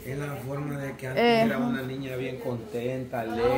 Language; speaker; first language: Spanish; native; Spanish